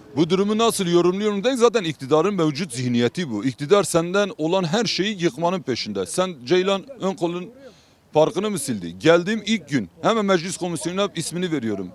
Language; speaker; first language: Turkish; non-native, local second language; Kurdish